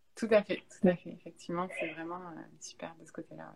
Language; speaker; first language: French; native; French